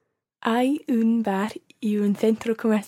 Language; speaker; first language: Spanish; non-native, learner; English